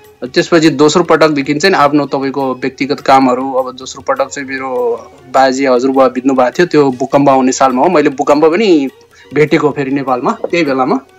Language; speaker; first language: Nepali; non-native, local second language; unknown